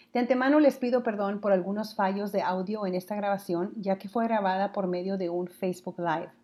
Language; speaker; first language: Spanish; early bilingual, heritage; Spanish